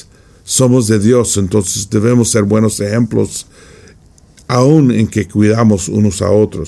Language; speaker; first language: Spanish; non-native, fluent; English